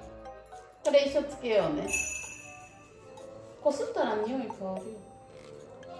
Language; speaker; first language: Japanese; native; Japanese